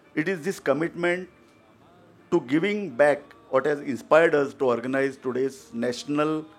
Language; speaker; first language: English; non-native, local second language; Konkani